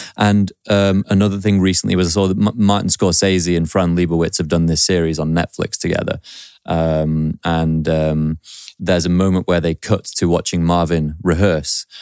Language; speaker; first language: English; native; English